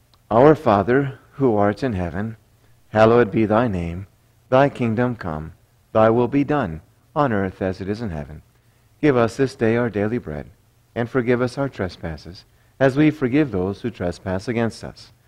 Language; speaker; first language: English; native; English